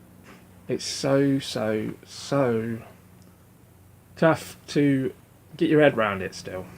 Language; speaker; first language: English; native; English